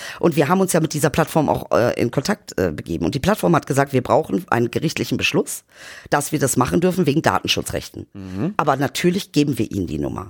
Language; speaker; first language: German; early bilingual, other home language; Turkish